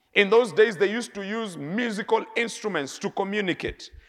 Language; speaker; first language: English; non-native, local second language; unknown